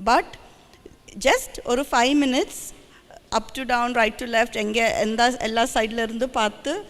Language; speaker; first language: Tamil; early bilingual, heritage; Tamil